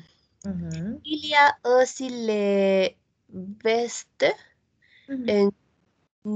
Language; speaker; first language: French; non-native, learner; Spanish